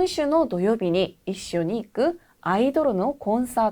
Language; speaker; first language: Japanese; non-native, fluent; Korean